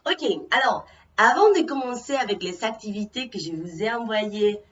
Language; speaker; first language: French; non-native, fluent; Spanish